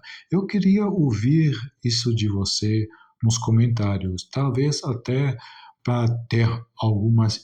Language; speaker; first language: Portuguese; non-native, fluent; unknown